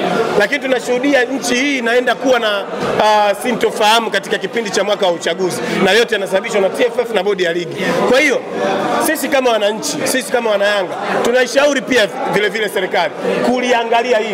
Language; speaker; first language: Swahili; native; Swahili